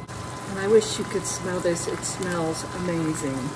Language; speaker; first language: English; native; English